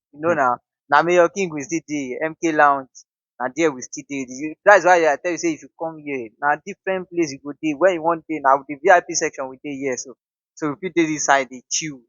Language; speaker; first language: Nigerian Pidgin; non-native, local second language; Yoruba